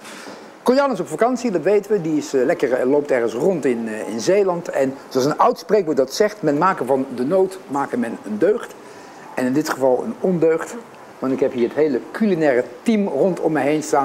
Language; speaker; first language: Dutch; native; Dutch